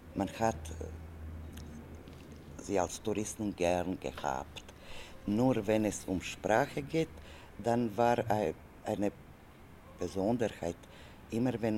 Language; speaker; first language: German; non-native, learner; Croatian